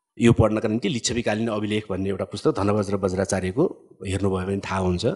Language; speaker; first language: Nepali; native; Nepali